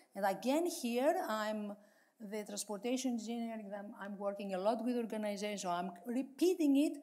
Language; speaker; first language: English; non-native, fluent; Greek